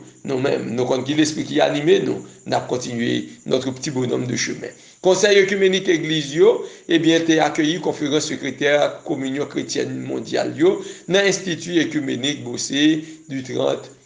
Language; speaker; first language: French; non-native, local second language; Haitian Creole